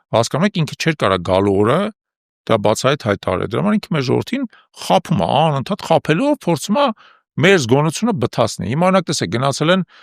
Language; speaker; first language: Armenian; native; Armenian